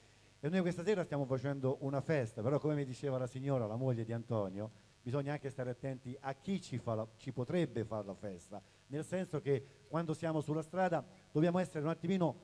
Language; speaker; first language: Italian; native; Italian